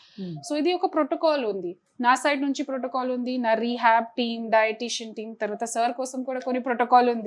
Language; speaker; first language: Telugu; non-native, fluent; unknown